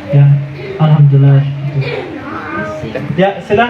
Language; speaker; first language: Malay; non-native, fluent; Arabic